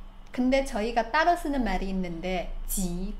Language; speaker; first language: Korean; non-native, fluent; Chinese